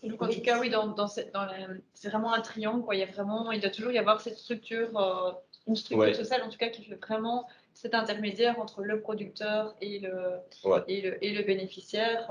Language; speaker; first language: French; native; French